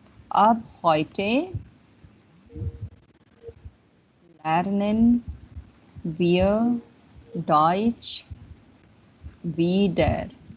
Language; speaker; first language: German; non-native, fluent; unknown